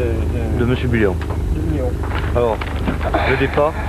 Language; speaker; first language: French; native; French